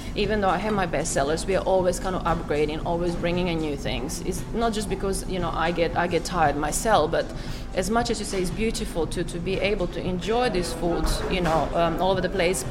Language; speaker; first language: English; non-native, fluent; Croatian